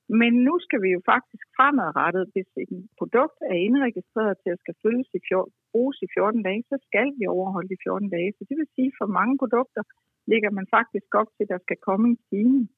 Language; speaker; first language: Danish; native; Danish